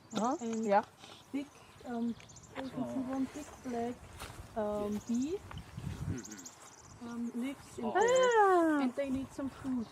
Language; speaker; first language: English; non-native, fluent; German